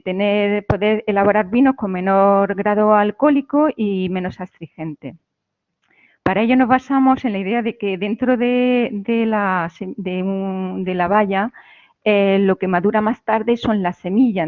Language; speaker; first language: Spanish; native; Spanish